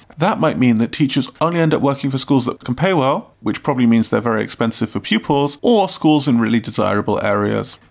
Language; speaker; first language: English; native; English